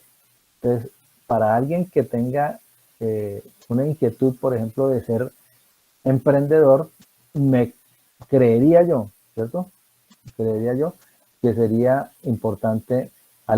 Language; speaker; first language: Spanish; native; Spanish